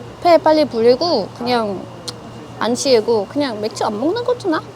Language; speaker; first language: Korean; non-native, learner; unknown